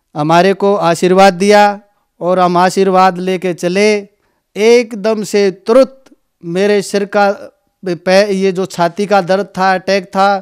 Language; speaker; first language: Hindi; native; Hindi